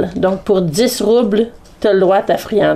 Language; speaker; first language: French; native; French